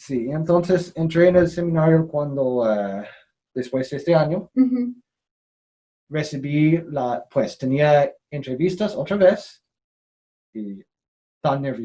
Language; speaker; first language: Spanish; non-native, learner; English